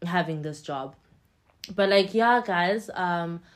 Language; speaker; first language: English; non-native, local second language; Xhosa